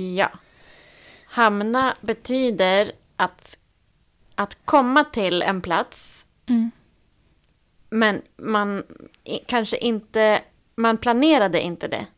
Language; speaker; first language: Swedish; native; Swedish